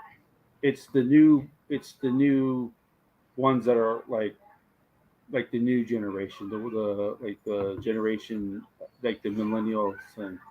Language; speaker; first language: English; native; English